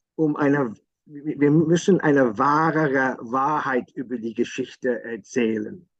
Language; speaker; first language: German; non-native, fluent; English